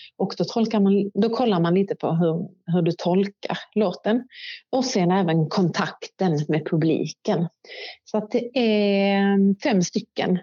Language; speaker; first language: Swedish; native; Swedish